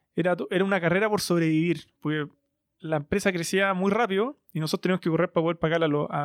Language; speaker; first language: Spanish; native; Spanish